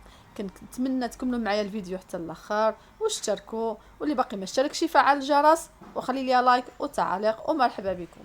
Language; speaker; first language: Arabic; native; Arabic